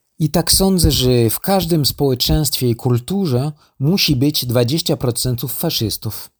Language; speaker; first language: Polish; non-native, learner; French